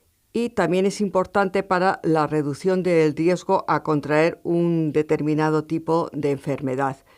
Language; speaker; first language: Spanish; native; Spanish